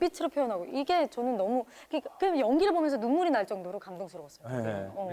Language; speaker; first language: Korean; native; Korean